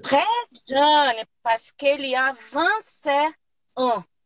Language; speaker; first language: French; non-native, learner; Portuguese